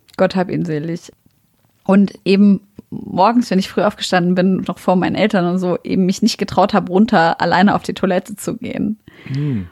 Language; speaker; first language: German; early bilingual, other home language; Arabic